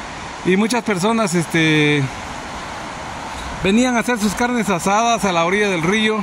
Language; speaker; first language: Spanish; native; Spanish